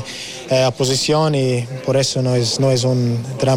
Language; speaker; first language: Spanish; non-native, learner; English